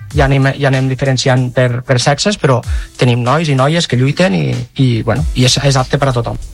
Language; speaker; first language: Catalan; native; Catalan